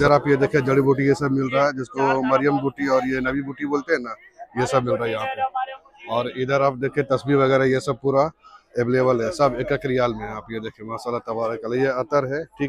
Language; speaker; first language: Hindi; native; Hindi